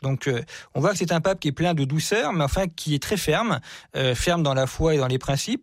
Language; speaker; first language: French; native; French